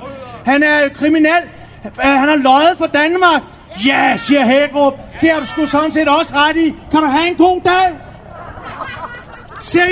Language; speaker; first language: Danish; native; Danish